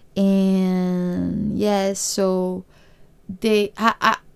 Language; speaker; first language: English; non-native, learner; Portuguese